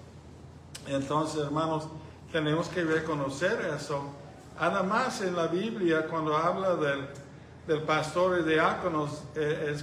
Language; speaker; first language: Spanish; non-native, fluent; English